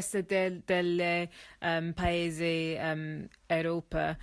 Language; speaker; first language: Italian; non-native, learner; English